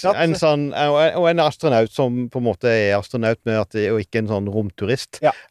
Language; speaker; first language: Norwegian; native; Norwegian